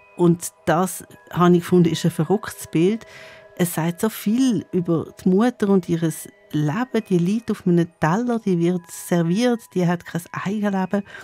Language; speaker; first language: German; native; German